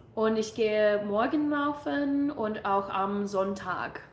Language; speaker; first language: German; non-native, learner; English